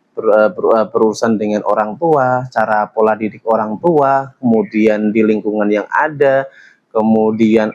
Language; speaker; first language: Indonesian; native; Indonesian